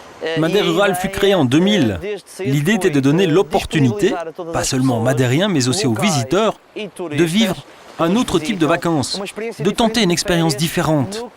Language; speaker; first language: French; native; French